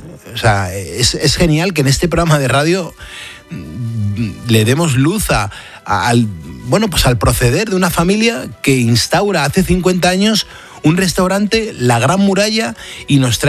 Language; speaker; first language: Spanish; native; Spanish